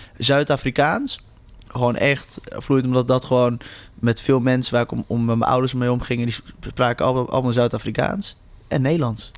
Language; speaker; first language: Dutch; early bilingual, heritage; Dutch